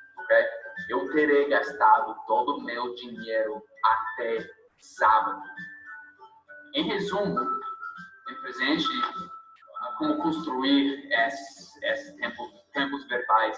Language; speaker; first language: Portuguese; non-native, fluent; English